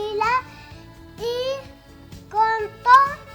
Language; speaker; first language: French; non-native, learner; Arabic